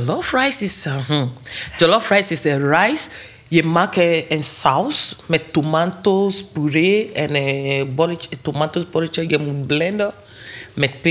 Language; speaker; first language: Dutch; non-native, learner; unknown